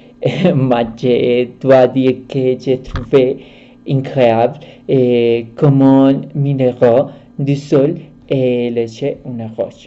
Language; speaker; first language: French; non-native, learner; Spanish